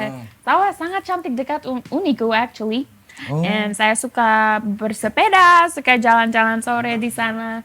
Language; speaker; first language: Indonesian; non-native, fluent; English